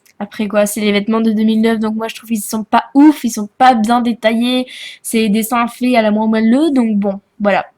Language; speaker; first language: French; native; French